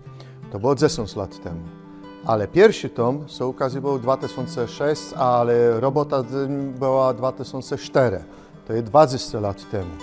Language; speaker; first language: Polish; non-native, local second language; Kashubian